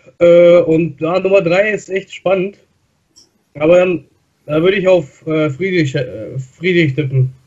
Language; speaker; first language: German; non-native, fluent; Russian